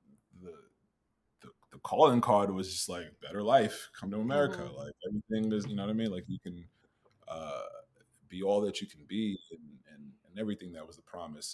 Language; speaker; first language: English; native; English